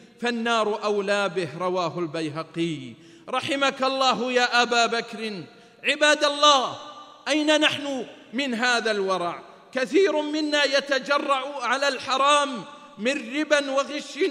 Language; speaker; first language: Arabic; native; Arabic